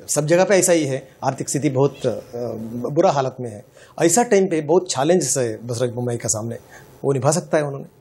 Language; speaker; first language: Hindi; non-native, local second language; Kannada